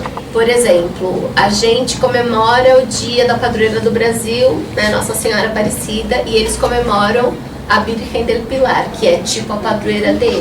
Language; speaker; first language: Portuguese; early bilingual, other home language; Spanish